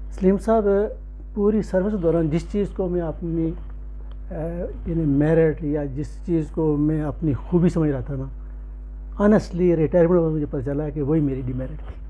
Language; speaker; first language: Urdu; non-native, local second language; Pahari-Potwari